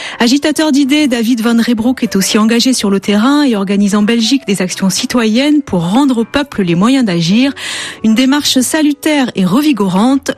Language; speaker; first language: French; native; French